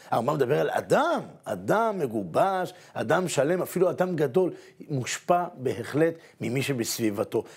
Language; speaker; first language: Hebrew; native; Hebrew